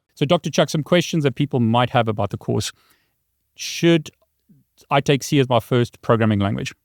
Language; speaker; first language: English; native; English